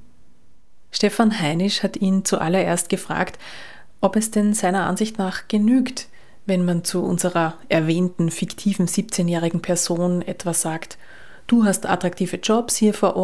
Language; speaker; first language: German; native; German